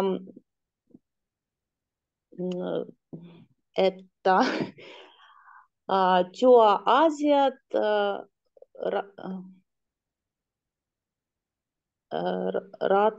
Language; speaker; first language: Finnish; non-native, learner; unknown